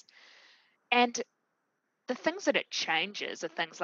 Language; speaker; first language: English; native; English